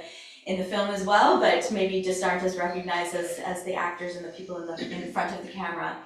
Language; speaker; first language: English; native; English